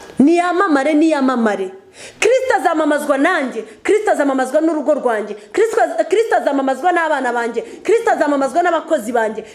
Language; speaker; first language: Kinyarwanda; early bilingual, heritage; Kinyarwanda